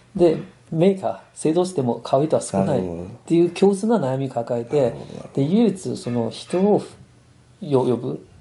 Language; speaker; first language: Japanese; non-native, fluent; Chinese